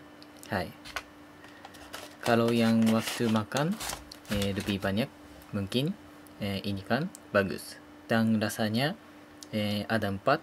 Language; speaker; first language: Indonesian; non-native, learner; Japanese